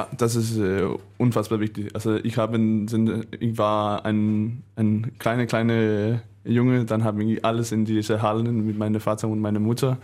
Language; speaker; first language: German; non-native, learner; Danish